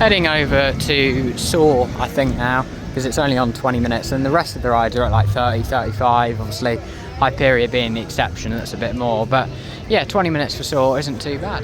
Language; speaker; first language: English; native; English